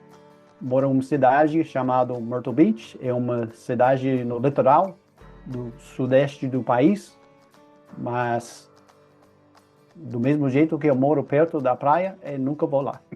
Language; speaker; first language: Portuguese; non-native, fluent; English